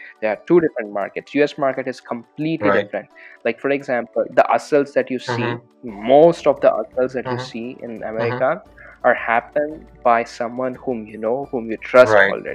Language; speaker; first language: English; non-native, local second language; Telugu